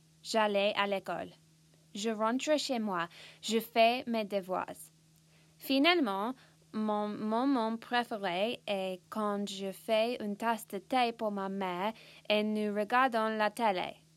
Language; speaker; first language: French; non-native, learner; English